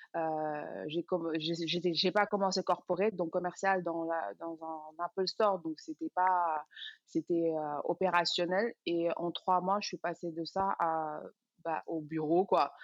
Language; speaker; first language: French; non-native, local second language; Serer